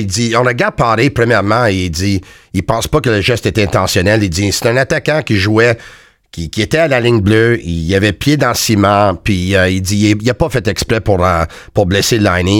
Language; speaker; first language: French; native; French